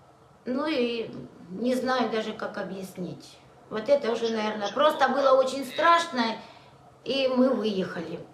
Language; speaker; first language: Russian; native; Russian